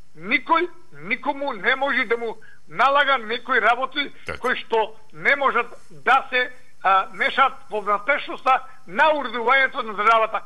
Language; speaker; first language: Macedonian; native; Macedonian